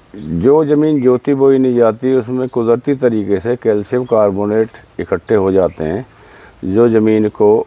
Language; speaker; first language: Hindi; native; Hindi